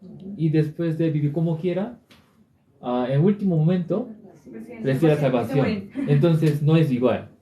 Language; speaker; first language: Spanish; non-native, learner; Korean